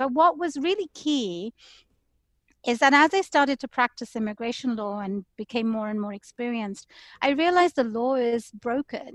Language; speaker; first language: English; native; English